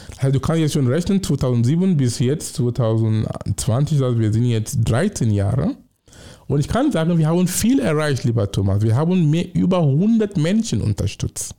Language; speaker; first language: German; non-native, fluent; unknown